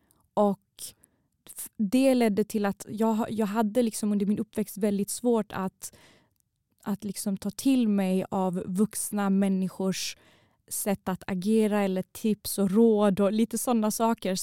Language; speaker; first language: Swedish; early bilingual, other home language; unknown